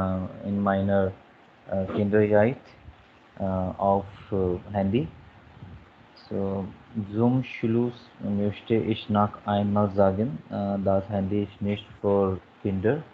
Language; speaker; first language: German; non-native, learner; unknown